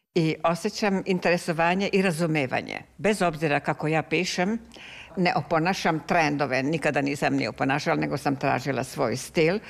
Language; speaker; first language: Serbian; non-native, local second language; Hungarian